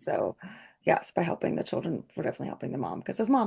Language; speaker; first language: English; native; English